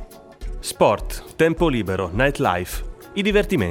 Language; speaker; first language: Italian; native; Italian